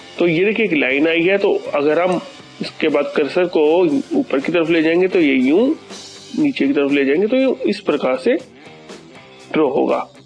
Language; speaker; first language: Hindi; native; Hindi